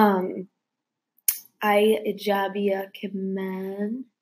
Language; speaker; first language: Arabic; non-native, learner; English